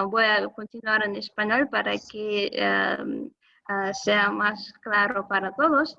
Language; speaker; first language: Spanish; non-native, fluent; Russian